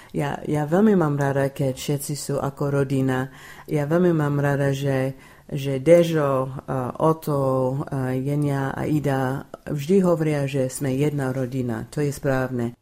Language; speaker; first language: Slovak; non-native, fluent; English